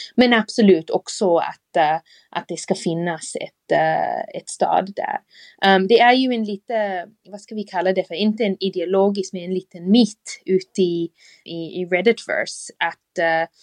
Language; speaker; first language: Swedish; non-native, fluent; English